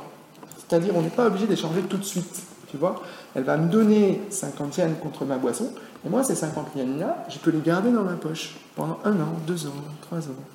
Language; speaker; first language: French; native; French